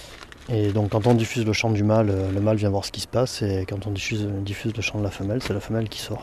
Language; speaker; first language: French; native; French